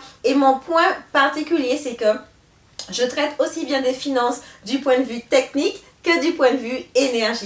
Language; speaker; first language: French; native; French